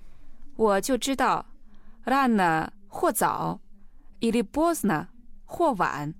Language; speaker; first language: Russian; non-native, fluent; Chinese